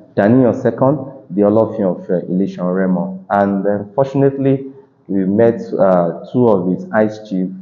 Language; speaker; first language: English; non-native, local second language; Yoruba